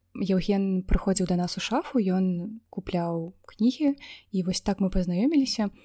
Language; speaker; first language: Belarusian; non-native, local second language; Russian